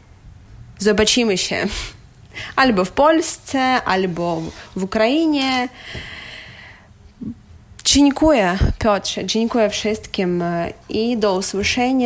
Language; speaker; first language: Polish; non-native, learner; Ukrainian